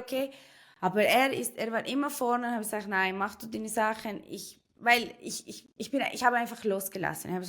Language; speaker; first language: German; non-native, fluent; Spanish